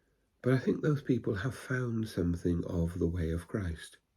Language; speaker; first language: English; native; English